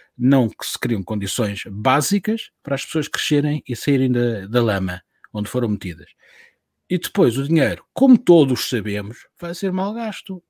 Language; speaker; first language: Portuguese; native; Portuguese